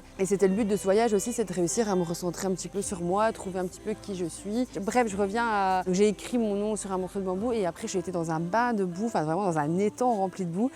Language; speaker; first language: French; native; French